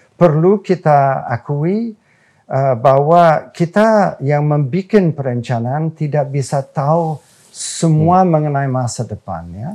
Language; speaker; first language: Indonesian; non-native, fluent; English